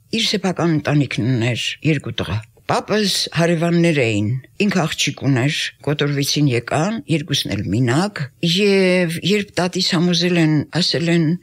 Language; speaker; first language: Armenian; native; Armenian